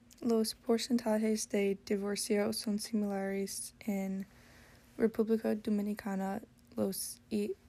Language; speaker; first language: Spanish; non-native, learner; English